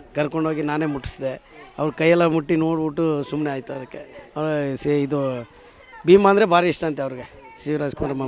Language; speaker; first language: Kannada; non-native, local second language; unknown